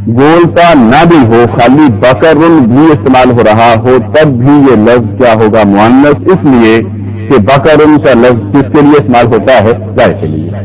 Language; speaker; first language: Urdu; non-native, local second language; Punjabi